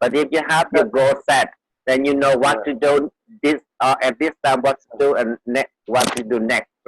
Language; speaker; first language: English; non-native, fluent; Vietnamese